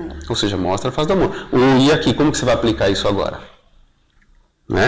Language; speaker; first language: Portuguese; native; Portuguese